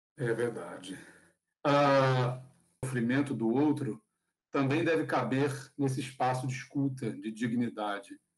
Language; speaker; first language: Portuguese; native; Portuguese